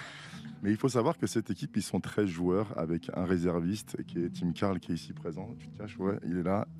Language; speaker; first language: French; native; French